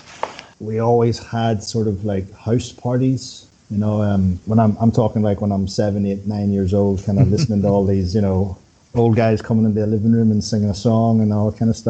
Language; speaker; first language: English; native; English